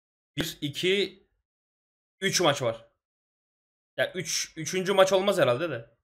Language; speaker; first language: Turkish; native; Turkish